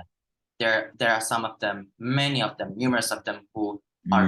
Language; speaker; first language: English; non-native, fluent; Indonesian